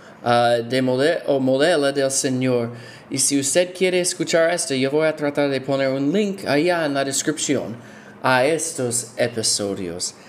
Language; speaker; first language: Spanish; non-native, fluent; English